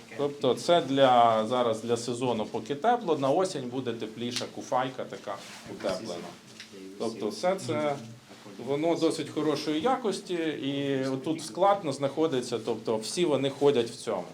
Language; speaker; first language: Ukrainian; native; Ukrainian